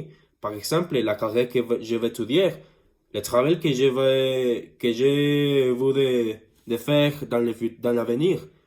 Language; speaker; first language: French; non-native, learner; Spanish